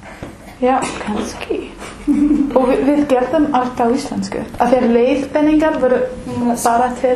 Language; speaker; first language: Icelandic; non-native, learner; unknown